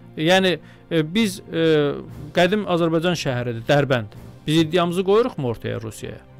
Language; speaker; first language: Azerbaijani; native; Azerbaijani